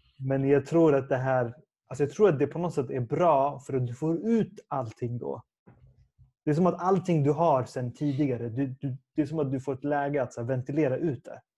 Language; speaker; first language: Swedish; early bilingual, other home language; Persian